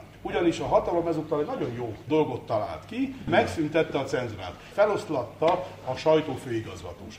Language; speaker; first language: Hungarian; native; Hungarian